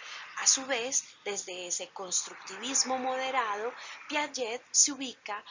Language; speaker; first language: Spanish; native; Spanish